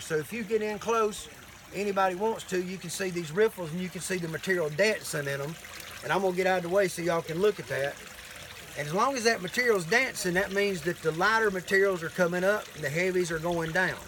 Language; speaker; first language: English; native; English